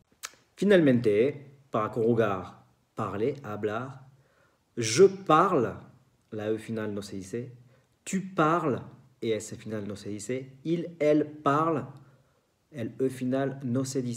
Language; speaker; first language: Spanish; non-native, fluent; French